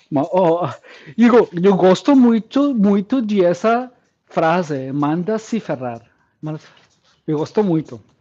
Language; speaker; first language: Portuguese; non-native, learner; English